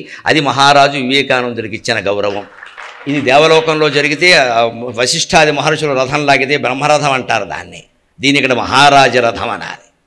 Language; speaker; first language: Telugu; native; Telugu